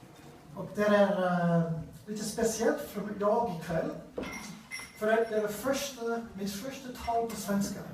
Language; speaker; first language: Swedish; non-native, learner; English